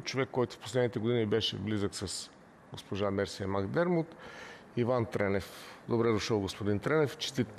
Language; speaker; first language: Bulgarian; native; Bulgarian